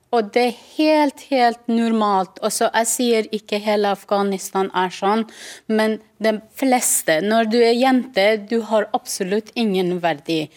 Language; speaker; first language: Norwegian; non-native, learner; Persian